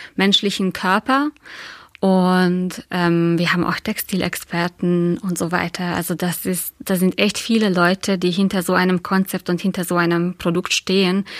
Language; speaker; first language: German; non-native, fluent; Hungarian